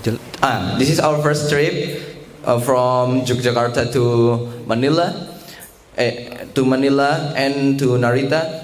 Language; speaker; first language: English; non-native, learner; Indonesian